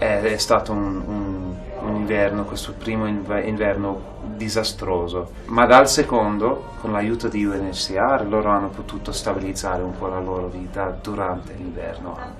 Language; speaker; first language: Italian; non-native, fluent; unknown